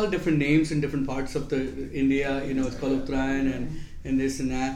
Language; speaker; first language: English; non-native, local second language; Gujarati